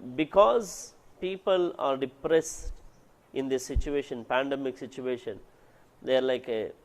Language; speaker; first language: English; non-native, local second language; Kannada